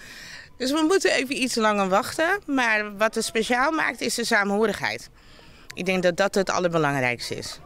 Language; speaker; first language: Dutch; native; Dutch